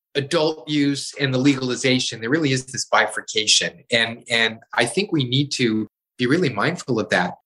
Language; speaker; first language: English; native; English